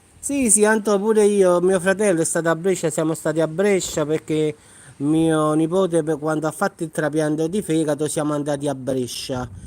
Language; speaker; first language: Italian; native; Italian